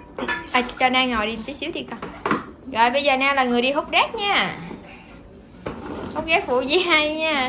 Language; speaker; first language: Vietnamese; native; Vietnamese